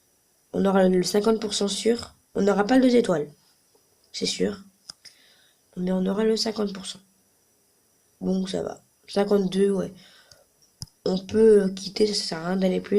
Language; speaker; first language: French; native; French